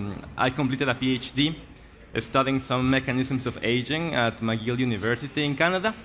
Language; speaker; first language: English; non-native, fluent; Spanish